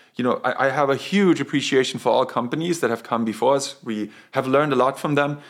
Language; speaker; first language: English; non-native, fluent; German